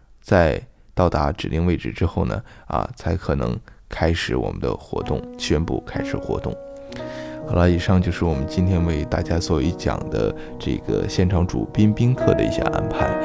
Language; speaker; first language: Chinese; native; Chinese